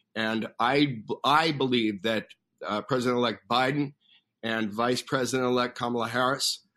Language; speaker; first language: English; native; English